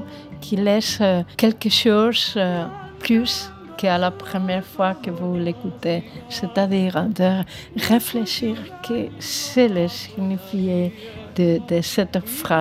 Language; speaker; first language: French; non-native, fluent; Spanish